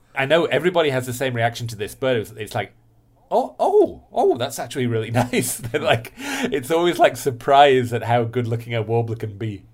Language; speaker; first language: English; native; English